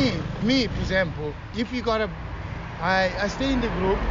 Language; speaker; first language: English; non-native, learner; Kabuverdianu